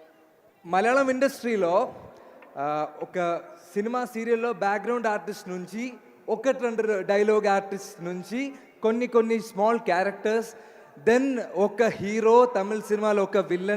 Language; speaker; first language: Telugu; non-native, learner; Malayalam